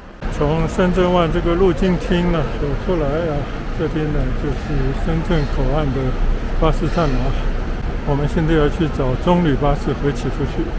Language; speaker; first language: Chinese; native; Chinese